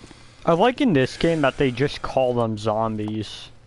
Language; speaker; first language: English; native; English